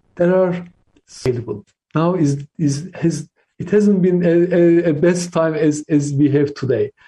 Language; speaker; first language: English; non-native, fluent; Turkish